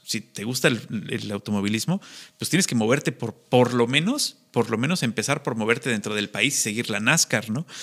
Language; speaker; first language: Spanish; native; Spanish